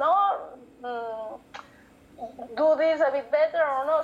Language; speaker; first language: English; non-native, fluent; Catalan